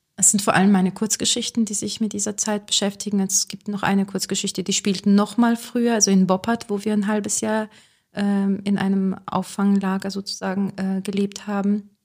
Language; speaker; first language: German; early bilingual, other home language; Russian